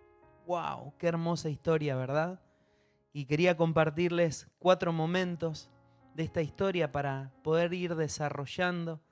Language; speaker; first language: Spanish; native; Spanish